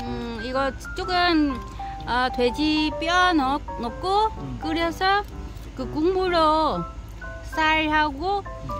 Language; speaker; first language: Korean; non-native, learner; Vietnamese